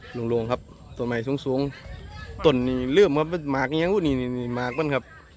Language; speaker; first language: Thai; native; Thai